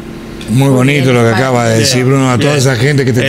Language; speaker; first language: Spanish; native; Spanish